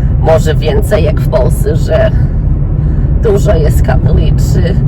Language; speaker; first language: Polish; early bilingual, heritage; English